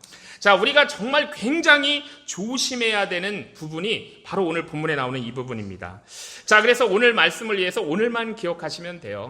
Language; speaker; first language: Korean; native; Korean